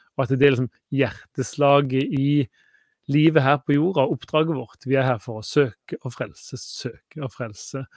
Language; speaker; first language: Norwegian; native; Norwegian